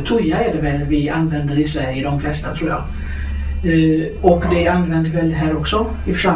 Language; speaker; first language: Swedish; native; Swedish